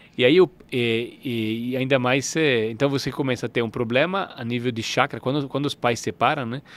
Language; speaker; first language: Portuguese; non-native, fluent; Italian